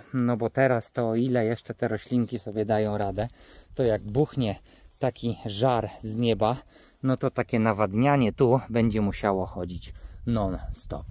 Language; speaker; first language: Polish; native; Polish